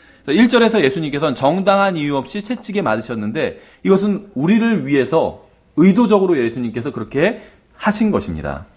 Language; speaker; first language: Korean; native; Korean